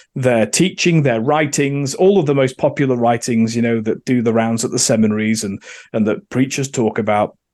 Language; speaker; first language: English; native; English